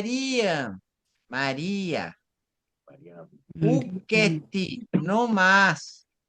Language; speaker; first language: Spanish; non-native, learner; Portuguese